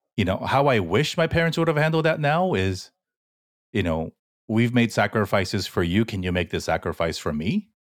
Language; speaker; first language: English; early bilingual, other home language; Korean